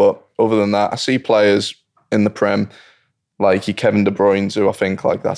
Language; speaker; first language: English; native; English